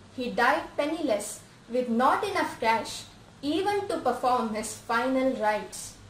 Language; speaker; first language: English; non-native, local second language; Konkani